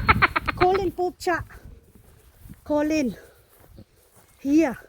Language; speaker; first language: German; non-native, fluent; Filipino